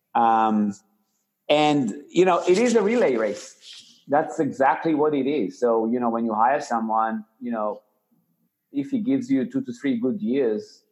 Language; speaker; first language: English; non-native, fluent; Hebrew